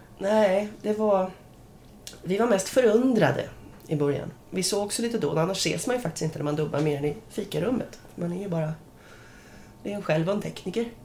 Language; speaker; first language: Swedish; native; Swedish